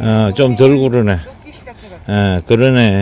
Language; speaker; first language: Korean; native; Korean